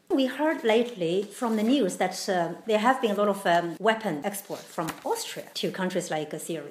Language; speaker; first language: English; non-native, fluent; Chinese